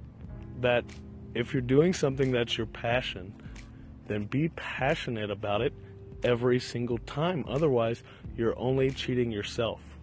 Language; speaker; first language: English; native; English